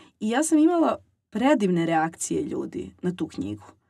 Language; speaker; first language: Serbian; native; Serbian